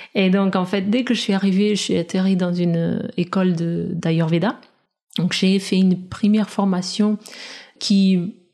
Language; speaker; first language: French; non-native, fluent; Portuguese